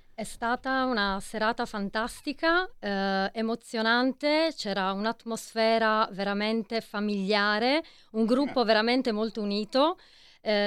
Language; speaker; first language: Italian; native; Italian